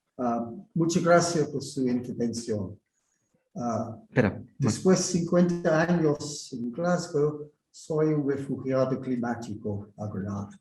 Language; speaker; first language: Spanish; non-native, fluent; English